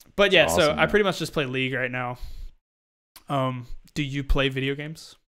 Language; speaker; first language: English; native; English